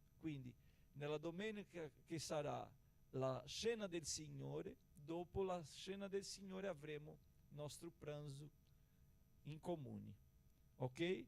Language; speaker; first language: Italian; non-native, fluent; Portuguese